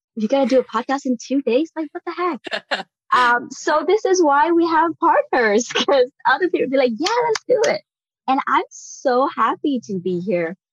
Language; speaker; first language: English; non-native, fluent; Vietnamese